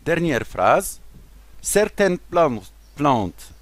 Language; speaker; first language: French; non-native, local second language; Arabic